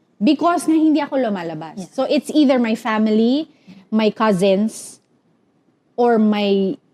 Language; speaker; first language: Filipino; native; Filipino